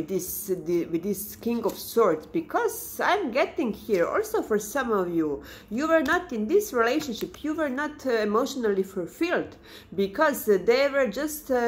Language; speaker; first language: English; non-native, fluent; Serbian